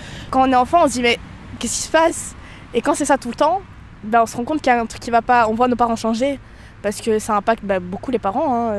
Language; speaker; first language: French; native; French